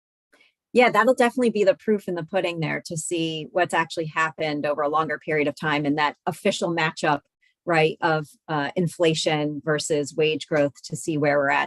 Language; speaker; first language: English; native; English